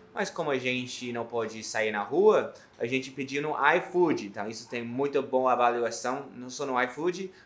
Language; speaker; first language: Portuguese; non-native, fluent; English